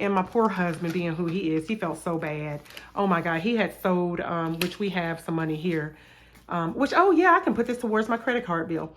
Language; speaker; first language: English; native; English